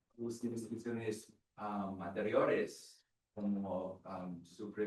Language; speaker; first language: Spanish; non-native, learner; English